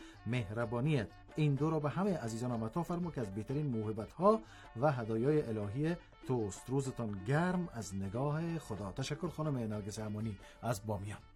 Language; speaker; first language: Persian; native; Persian